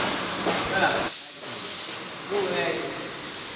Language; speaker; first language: Burmese; native; Burmese